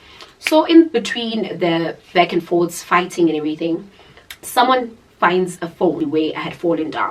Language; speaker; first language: English; non-native, local second language; Zulu